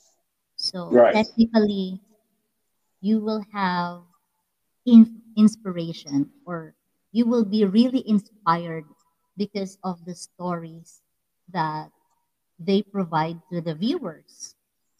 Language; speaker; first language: English; non-native, local second language; Waray